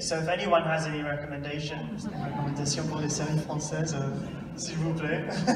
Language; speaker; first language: French; non-native, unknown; English